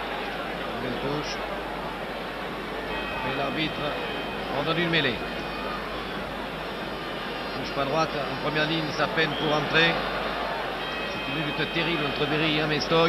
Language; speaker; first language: French; native; French